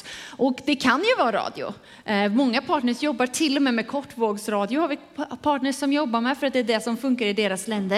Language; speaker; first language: Swedish; native; Swedish